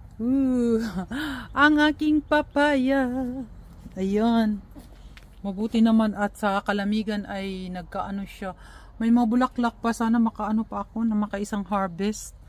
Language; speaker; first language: Filipino; native; Filipino